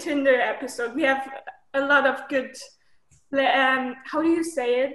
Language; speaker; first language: English; non-native, fluent; German